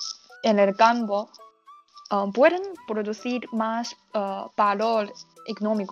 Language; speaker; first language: Spanish; non-native, learner; Chinese